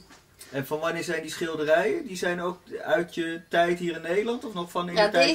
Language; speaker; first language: Dutch; native; Dutch